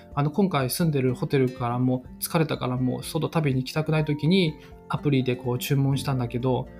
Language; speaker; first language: Japanese; non-native, fluent; Chinese